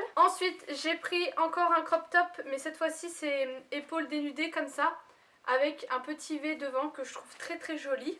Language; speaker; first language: French; native; French